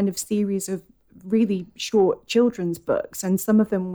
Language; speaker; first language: English; native; English